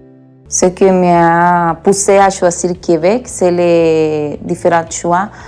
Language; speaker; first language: French; non-native, learner; Spanish